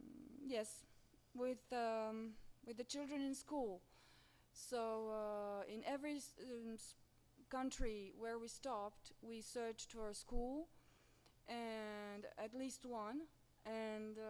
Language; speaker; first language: English; non-native, fluent; Romanian